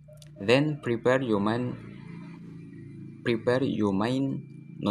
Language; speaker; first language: English; non-native, learner; Indonesian